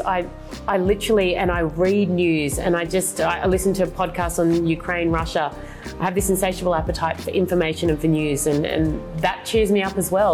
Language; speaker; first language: English; early bilingual, other home language; Indonesian